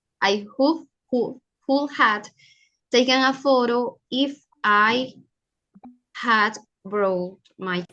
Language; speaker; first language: English; non-native, learner; Spanish